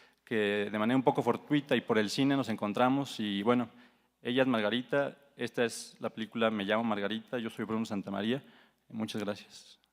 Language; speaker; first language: Spanish; native; Spanish